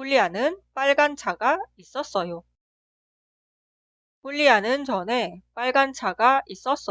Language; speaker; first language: Korean; non-native, fluent; Spanish